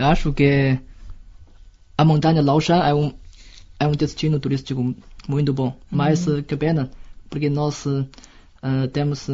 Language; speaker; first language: Portuguese; non-native, fluent; Chinese